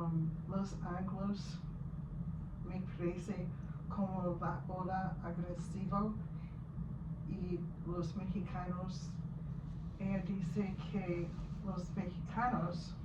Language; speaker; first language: Spanish; non-native, learner; English